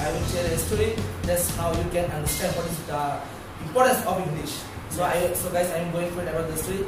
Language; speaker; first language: English; non-native, learner; Bangla